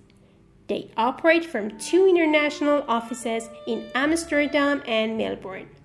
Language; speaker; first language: English; non-native, fluent; Persian